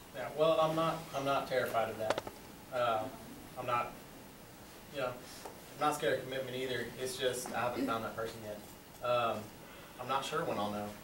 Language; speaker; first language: English; native; English